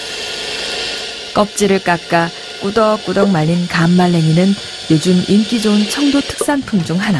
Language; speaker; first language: Korean; native; Korean